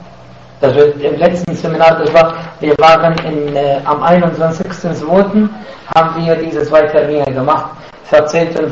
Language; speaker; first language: German; non-native, fluent; Arabic